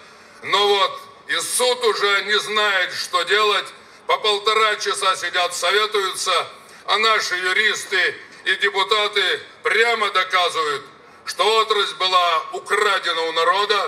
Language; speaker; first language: Russian; native; Russian